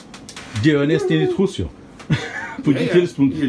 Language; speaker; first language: Danish; non-native, learner; Bulgarian